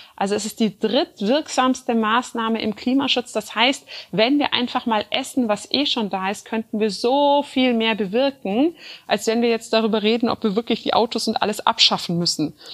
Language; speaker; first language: German; early bilingual, other home language; Turkish